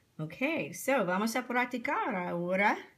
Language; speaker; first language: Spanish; non-native, fluent; English